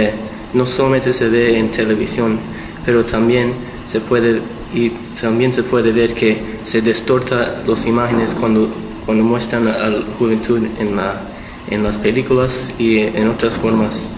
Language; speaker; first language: Spanish; early bilingual, heritage; Spanish